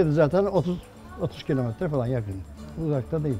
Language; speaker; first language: Turkish; native; Turkish